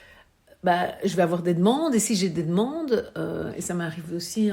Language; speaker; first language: French; native; French